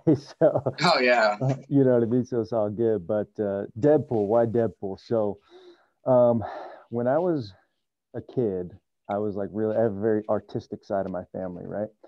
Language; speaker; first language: English; native; English